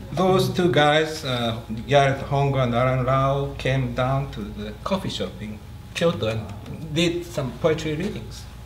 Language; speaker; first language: English; non-native, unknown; Japanese